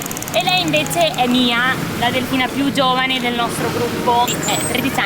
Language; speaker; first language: Italian; native; Italian